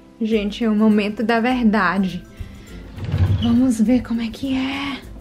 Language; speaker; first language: Portuguese; early bilingual, heritage; Portuguese